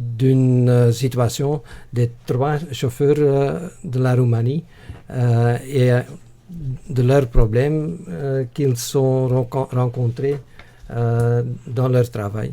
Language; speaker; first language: French; non-native, local second language; Dutch